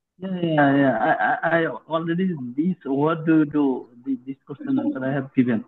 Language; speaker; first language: English; non-native, learner; Bangla